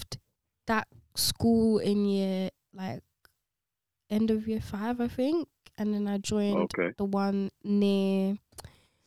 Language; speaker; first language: English; early bilingual, other home language; Konkani